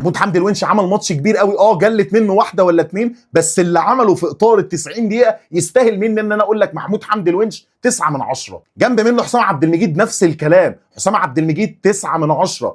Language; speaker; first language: Arabic; native; Arabic